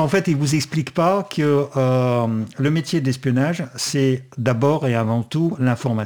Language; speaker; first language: French; non-native, fluent; Russian